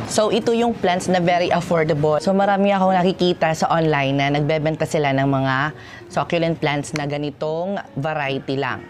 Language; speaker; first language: Filipino; non-native, local second language; Waray